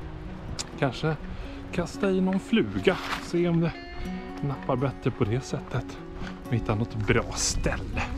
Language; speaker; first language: Swedish; native; Swedish